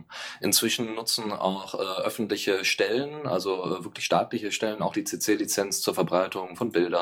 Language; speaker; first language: German; native; German